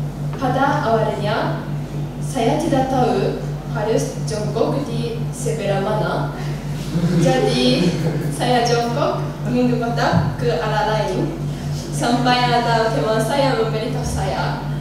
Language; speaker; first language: Indonesian; non-native, learner; Japanese